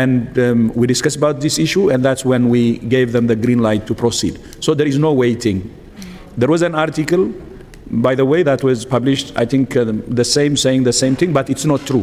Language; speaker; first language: English; non-native, fluent; Tigrinya